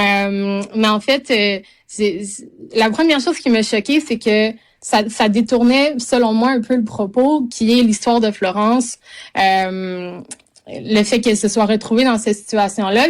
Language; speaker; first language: French; native; French